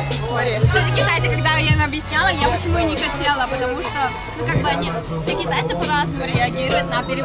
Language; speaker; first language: Russian; native; Russian